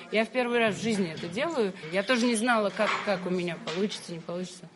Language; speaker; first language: Russian; early bilingual, other home language; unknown